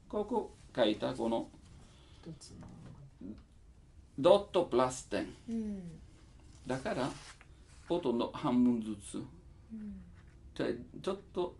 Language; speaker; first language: Japanese; non-native, learner; Italian